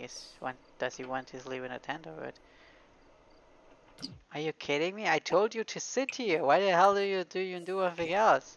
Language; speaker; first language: English; non-native, fluent; German